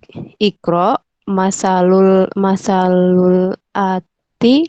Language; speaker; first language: Arabic; non-native, learner; Indonesian